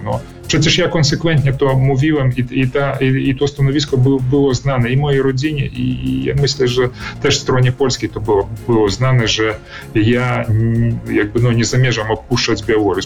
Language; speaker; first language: Polish; early bilingual, heritage; Polish